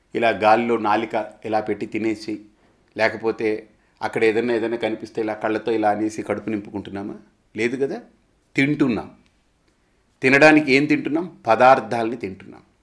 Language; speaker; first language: Telugu; native; Telugu